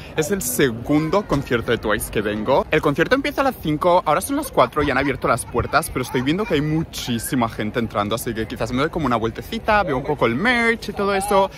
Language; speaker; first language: Spanish; native; Spanish